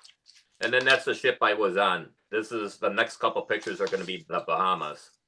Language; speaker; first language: English; native; English